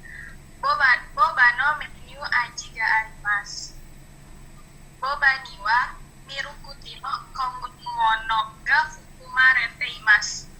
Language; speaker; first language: Japanese; non-native, learner; Indonesian